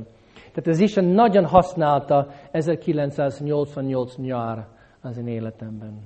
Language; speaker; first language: Hungarian; non-native, fluent; English